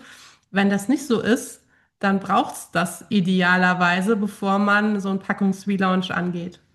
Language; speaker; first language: German; native; German